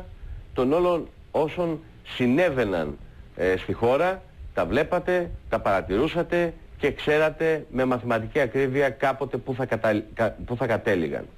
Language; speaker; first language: Greek; native; Greek